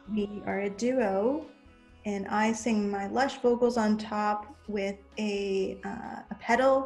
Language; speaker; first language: English; native; English